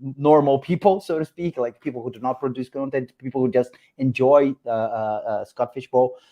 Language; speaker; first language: English; non-native, fluent; Portuguese